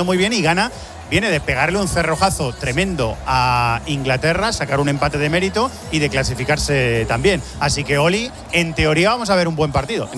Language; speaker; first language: Spanish; native; Spanish